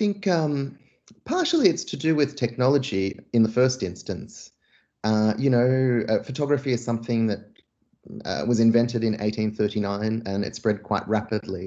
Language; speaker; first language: English; native; English